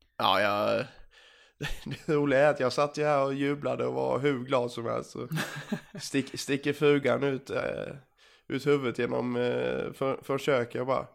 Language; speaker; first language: Swedish; native; Swedish